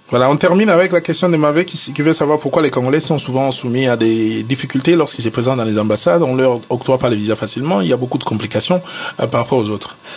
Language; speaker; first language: French; non-native, local second language; Lingala